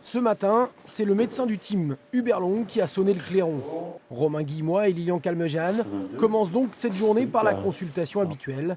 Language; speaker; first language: French; native; French